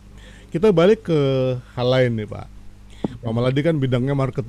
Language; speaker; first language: Indonesian; native; Indonesian